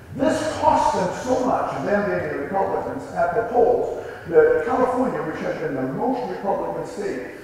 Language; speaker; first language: English; native; English